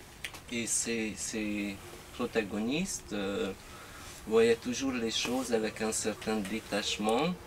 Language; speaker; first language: French; non-native, fluent; Hungarian